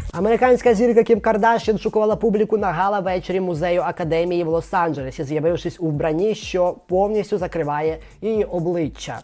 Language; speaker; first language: Ukrainian; native; Ukrainian